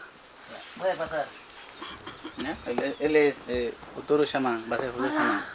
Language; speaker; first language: Spanish; non-native, local second language; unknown